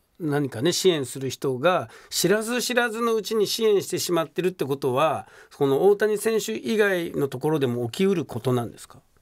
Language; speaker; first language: Japanese; native; Japanese